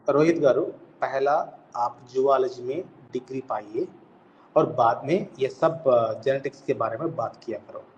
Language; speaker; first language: Hindi; non-native, local second language; Telugu